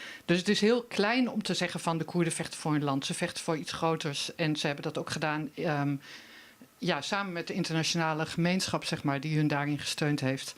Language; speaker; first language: Dutch; native; Dutch